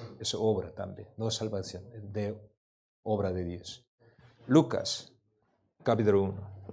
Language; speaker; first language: Spanish; non-native, learner; Korean